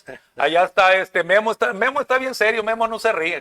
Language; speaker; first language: Spanish; native; Spanish